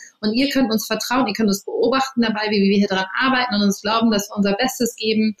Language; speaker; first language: German; early bilingual, other home language; English